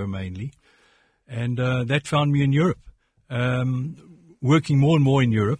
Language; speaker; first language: English; native; English